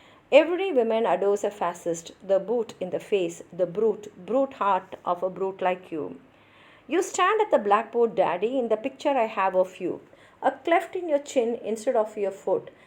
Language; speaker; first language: English; non-native, local second language; Tamil